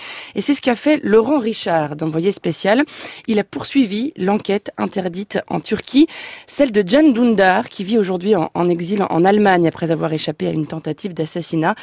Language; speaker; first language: French; native; French